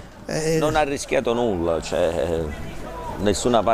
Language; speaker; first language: Italian; native; Italian